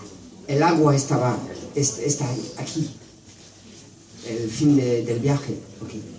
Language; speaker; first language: Spanish; non-native, learner; French